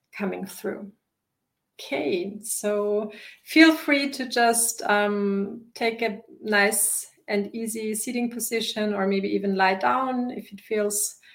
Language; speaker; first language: English; non-native, fluent; German